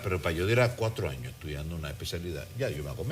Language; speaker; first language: Spanish; native; Spanish